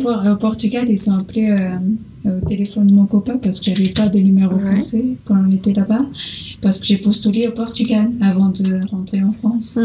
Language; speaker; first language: French; non-native, learner; Portuguese